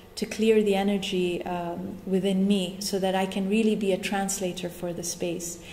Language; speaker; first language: English; non-native, local second language; Arabic